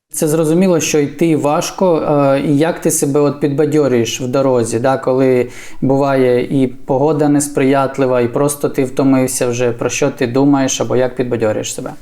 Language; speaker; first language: Ukrainian; native; Ukrainian